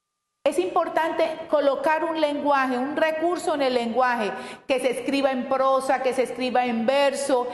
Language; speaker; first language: Spanish; native; Spanish